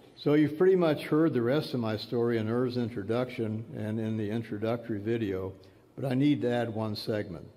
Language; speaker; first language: English; early bilingual, other home language; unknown